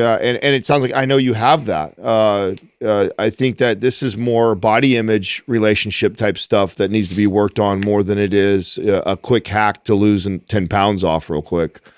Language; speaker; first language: English; native; English